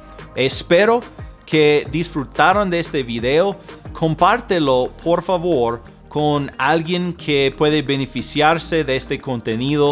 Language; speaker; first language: Spanish; non-native, fluent; English